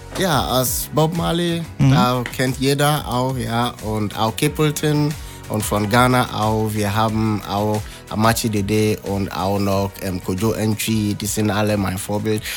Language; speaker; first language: German; non-native, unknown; Akan